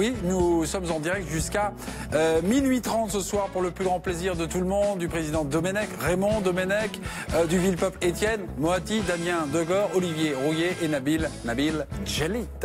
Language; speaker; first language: French; native; French